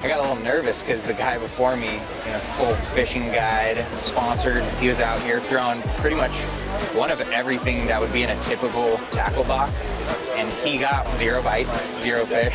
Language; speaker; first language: English; native; English